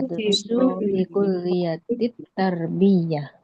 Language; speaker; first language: Arabic; non-native, learner; Indonesian